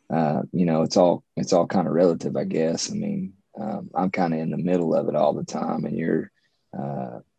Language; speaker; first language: English; native; English